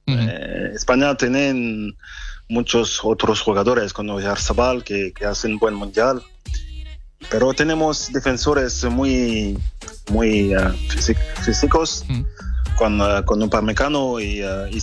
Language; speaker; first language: Spanish; non-native, fluent; French